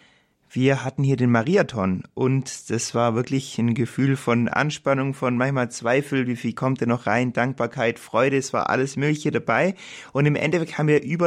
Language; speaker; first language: German; native; German